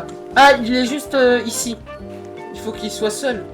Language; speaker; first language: French; native; French